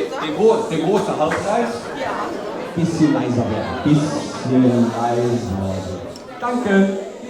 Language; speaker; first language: German; native; German